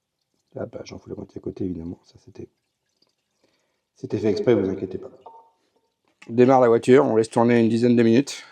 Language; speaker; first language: French; native; French